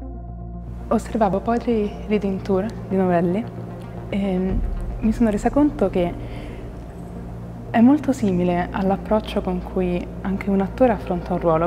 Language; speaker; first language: Italian; native; Italian